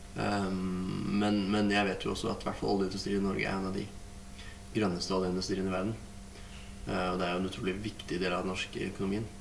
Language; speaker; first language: Norwegian; native; Norwegian